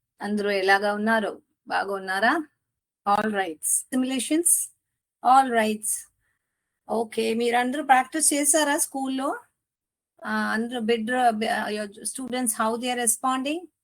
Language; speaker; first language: Telugu; non-native, learner; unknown